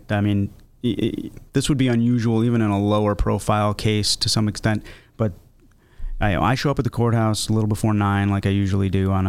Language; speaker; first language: English; native; English